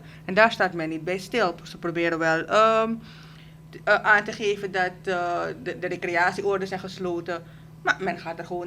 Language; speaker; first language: Dutch; native; Dutch